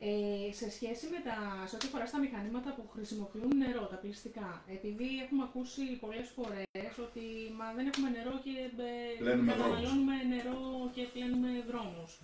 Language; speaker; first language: Greek; native; Greek